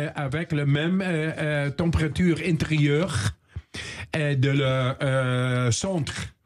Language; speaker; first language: French; non-native, learner; Dutch